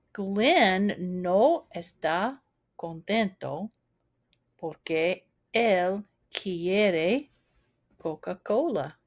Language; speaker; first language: Spanish; non-native, fluent; English